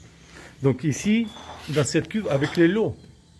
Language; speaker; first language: French; non-native, learner; Russian